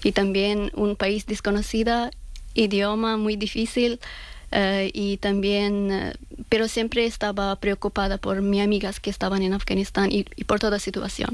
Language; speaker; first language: Spanish; non-native, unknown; Persian